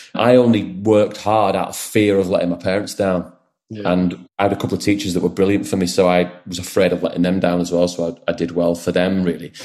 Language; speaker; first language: English; native; English